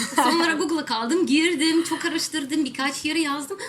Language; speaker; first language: Turkish; non-native, fluent; Russian